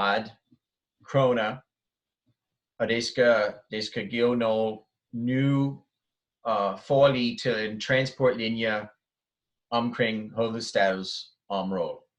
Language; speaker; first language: Danish; non-native, fluent; English